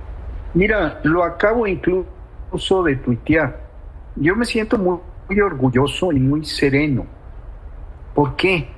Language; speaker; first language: Spanish; native; Spanish